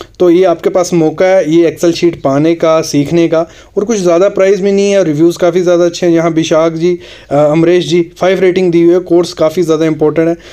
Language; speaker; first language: Hindi; native; Hindi